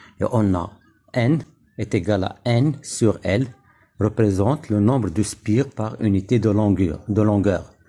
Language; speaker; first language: French; non-native, local second language; Arabic